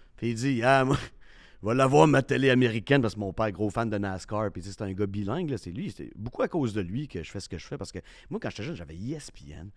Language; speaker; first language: French; native; French